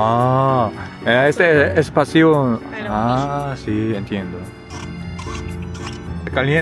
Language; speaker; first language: Spanish; non-native, learner; Korean